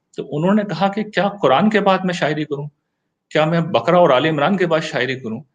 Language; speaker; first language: Urdu; native; Urdu